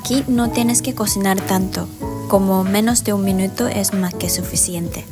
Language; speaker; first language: Spanish; non-native, fluent; Japanese